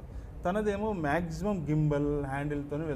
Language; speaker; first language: Telugu; native; Telugu